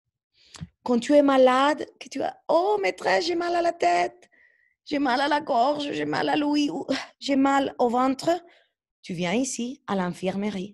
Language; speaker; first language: French; non-native, fluent; Spanish